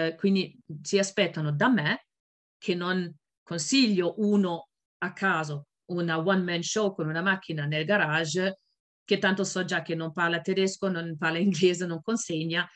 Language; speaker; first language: Italian; non-native, fluent; German